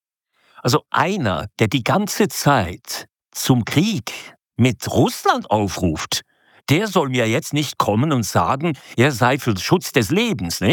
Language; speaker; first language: German; native; German